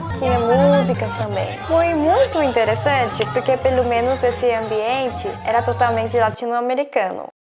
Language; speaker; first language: Portuguese; non-native, fluent; Korean